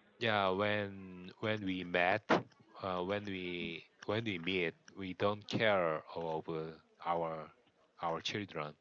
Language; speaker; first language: English; non-native, learner; Korean